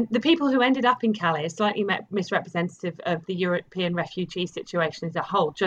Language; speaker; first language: English; native; English